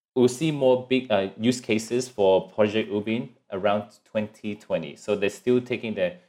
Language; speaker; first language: English; non-native, local second language; Cantonese